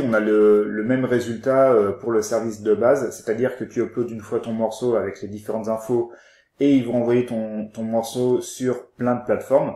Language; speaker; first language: French; native; French